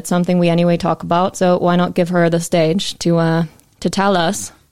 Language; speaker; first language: English; native; English